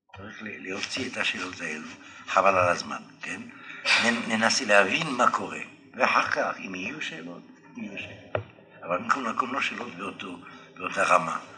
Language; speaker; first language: Hebrew; non-native, fluent; French